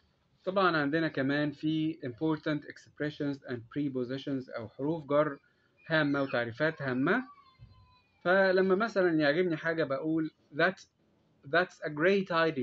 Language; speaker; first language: Arabic; native; Arabic